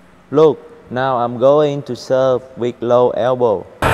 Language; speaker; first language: English; non-native, learner; Vietnamese